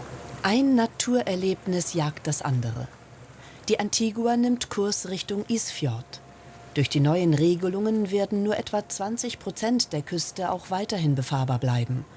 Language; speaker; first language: German; native; German